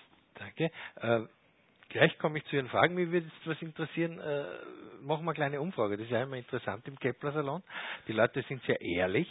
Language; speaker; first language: German; native; German